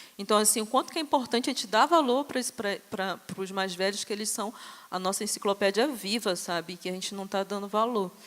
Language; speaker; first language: Portuguese; native; Portuguese